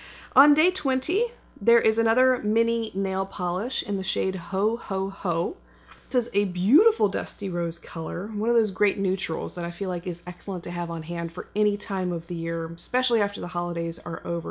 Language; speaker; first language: English; native; English